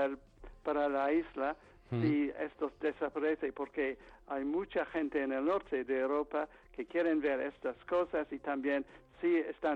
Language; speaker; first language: Spanish; non-native, fluent; English